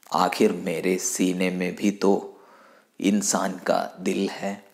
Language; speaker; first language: Hindi; non-native, local second language; Malayalam